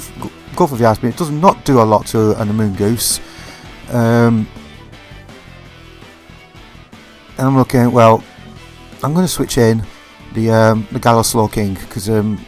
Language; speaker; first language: English; native; English